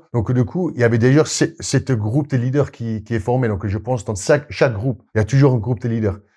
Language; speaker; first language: French; non-native, fluent; Afrikaans